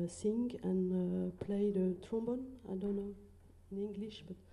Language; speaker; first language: English; non-native, learner; French